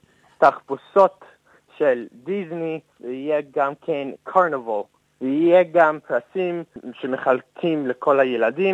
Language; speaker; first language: Hebrew; non-native, fluent; English